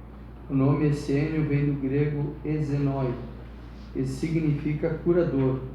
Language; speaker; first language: Portuguese; native; Portuguese